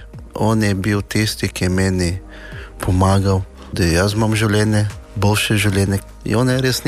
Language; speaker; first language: Slovenian; non-native, learner; Portuguese